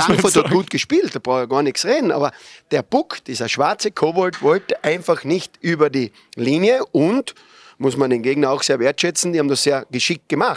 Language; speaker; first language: German; native; German